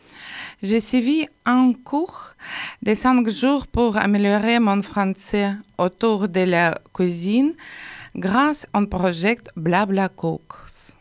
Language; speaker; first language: French; non-native, learner; Ukrainian